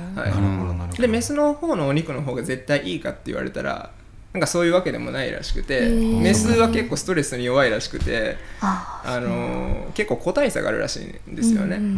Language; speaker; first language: Japanese; native; Japanese